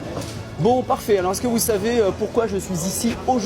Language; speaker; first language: French; native; French